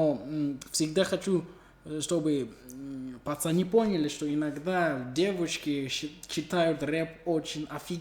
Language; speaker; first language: Russian; non-native, fluent; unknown